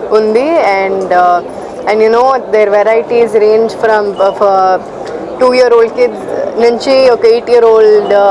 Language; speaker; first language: Telugu; non-native, fluent; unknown